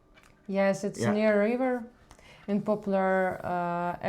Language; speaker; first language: English; non-native, learner; Ukrainian